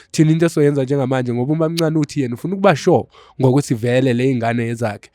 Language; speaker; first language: Zulu; non-native, local second language; Xhosa